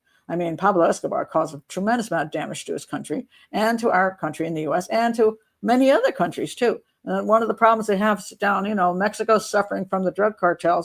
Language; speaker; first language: English; native; English